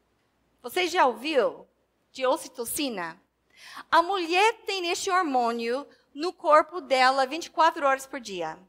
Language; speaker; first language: Portuguese; non-native, fluent; English